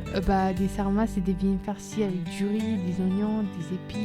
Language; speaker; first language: French; early bilingual, other home language; Turkish